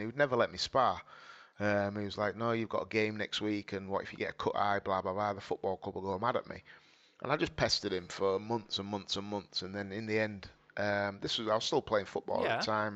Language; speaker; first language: English; native; English